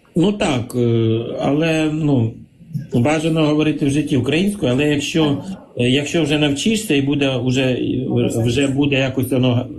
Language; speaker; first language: Ukrainian; non-native, local second language; Russian